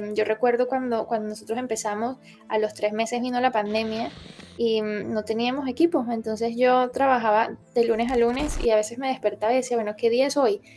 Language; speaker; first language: Spanish; native; Spanish